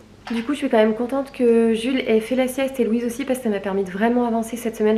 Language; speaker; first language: French; native; French